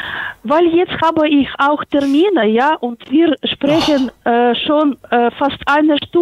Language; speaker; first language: German; non-native, fluent; Polish